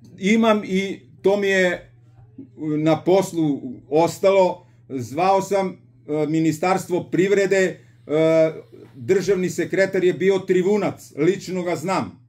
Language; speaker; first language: Croatian; native; Croatian